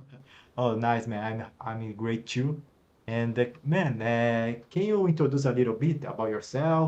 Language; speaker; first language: English; non-native, fluent; Portuguese